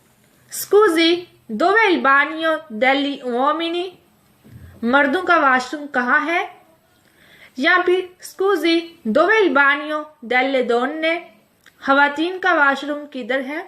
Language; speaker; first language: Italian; non-native, fluent; Urdu